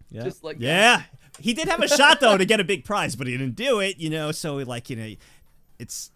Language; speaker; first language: English; native; English